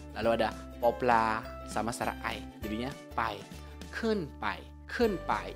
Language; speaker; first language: Indonesian; native; Indonesian